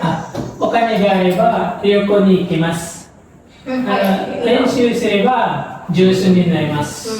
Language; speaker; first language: Japanese; non-native, learner; Indonesian